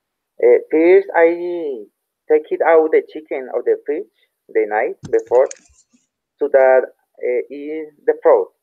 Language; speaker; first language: English; non-native, learner; Spanish